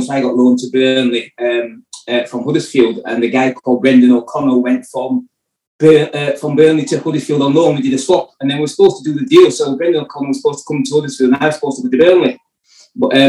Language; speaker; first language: English; native; English